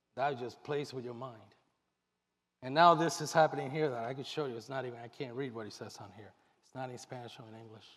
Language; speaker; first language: English; non-native, local second language; Spanish